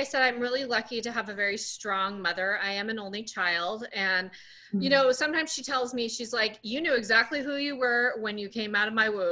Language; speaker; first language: English; native; English